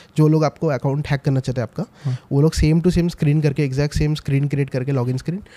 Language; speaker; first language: Hindi; non-native, local second language; Assamese